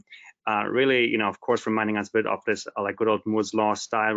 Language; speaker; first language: English; non-native, fluent; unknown